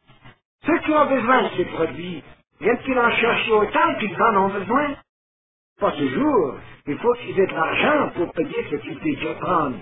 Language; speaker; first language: French; native; French